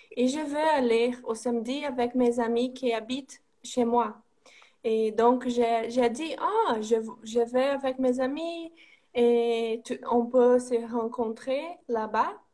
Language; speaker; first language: French; non-native, learner; Portuguese